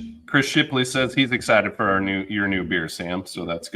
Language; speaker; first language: English; native; English